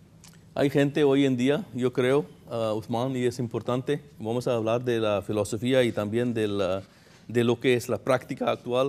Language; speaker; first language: Spanish; non-native, fluent; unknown